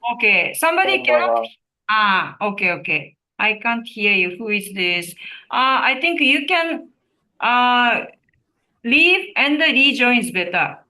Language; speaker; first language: English; non-native, learner; Japanese